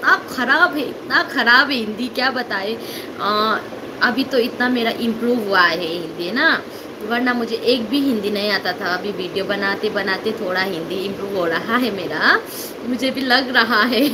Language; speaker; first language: Hindi; non-native, learner; Nepali